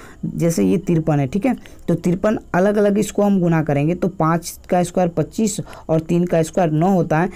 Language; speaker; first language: Hindi; native; Hindi